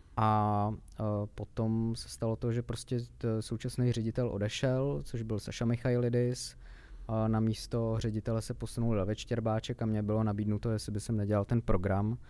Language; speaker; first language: Czech; native; Czech